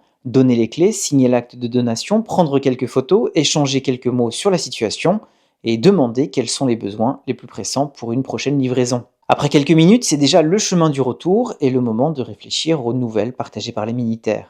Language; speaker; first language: French; native; French